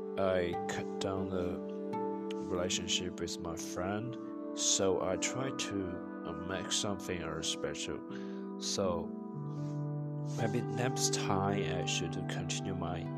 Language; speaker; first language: English; non-native, learner; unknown